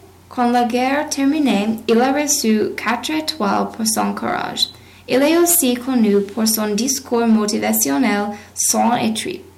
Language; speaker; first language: French; non-native, learner; English